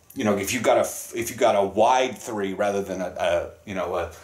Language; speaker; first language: English; native; English